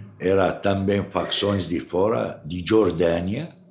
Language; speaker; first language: Portuguese; non-native, fluent; Arabic